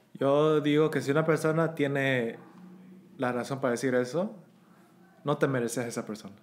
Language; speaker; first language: Spanish; native; Spanish